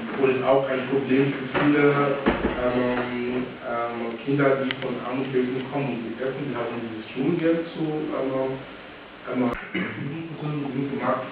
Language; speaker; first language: German; non-native, fluent; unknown